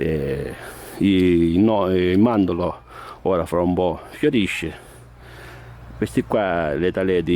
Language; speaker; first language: Italian; native; Italian